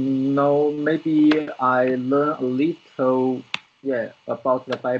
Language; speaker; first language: English; non-native, learner; Chinese